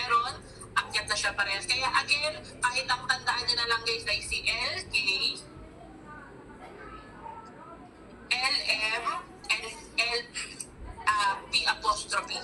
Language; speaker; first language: Filipino; native; Filipino